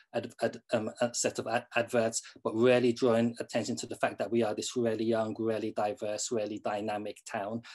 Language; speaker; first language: English; native; English